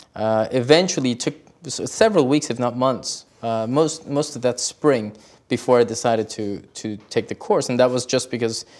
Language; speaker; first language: English; early bilingual, other home language; Spanish